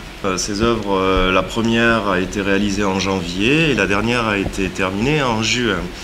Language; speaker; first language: French; native; French